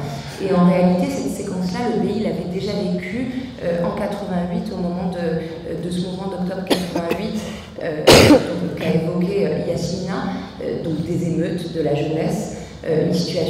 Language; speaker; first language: French; native; French